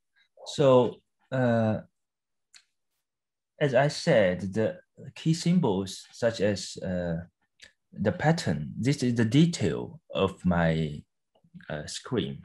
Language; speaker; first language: English; non-native, fluent; Chinese